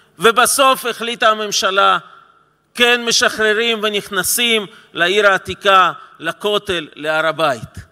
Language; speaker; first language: Hebrew; non-native, fluent; Russian